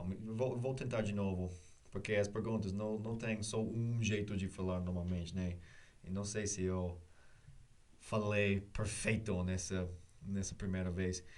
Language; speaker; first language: Portuguese; non-native, learner; English